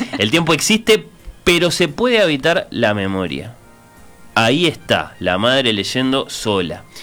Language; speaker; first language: Spanish; native; Spanish